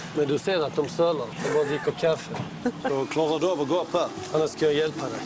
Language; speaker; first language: Swedish; early bilingual, other home language; Serbian